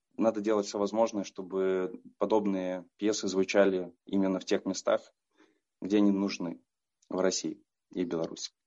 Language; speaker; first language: Russian; native; Russian